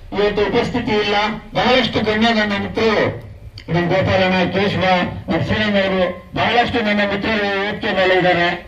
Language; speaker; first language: Kannada; non-native, local second language; Urdu